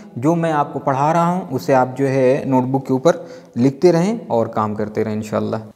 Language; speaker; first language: Urdu; native; Urdu